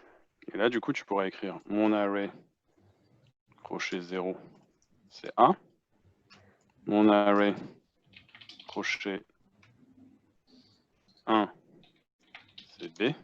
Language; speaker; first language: French; native; French